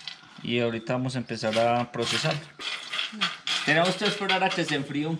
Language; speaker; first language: Spanish; native; Spanish